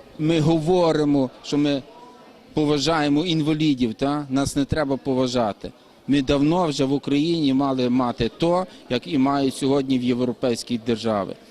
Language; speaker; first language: Ukrainian; native; Ukrainian